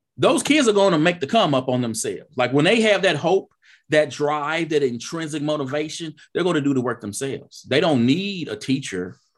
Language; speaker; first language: English; native; English